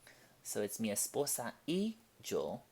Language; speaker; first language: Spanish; non-native, fluent; English